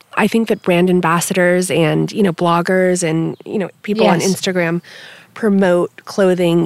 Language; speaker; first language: English; native; English